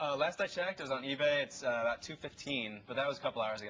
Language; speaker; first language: English; native; English